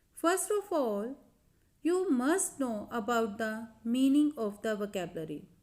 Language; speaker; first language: English; non-native, local second language; Punjabi